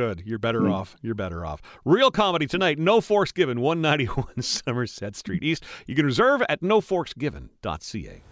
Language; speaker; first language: English; native; English